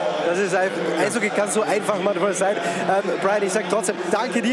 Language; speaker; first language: German; native; German